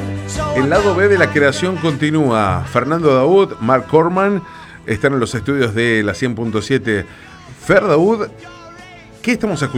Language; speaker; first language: Spanish; native; Spanish